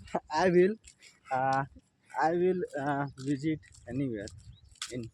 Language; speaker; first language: English; non-native, learner; Hindi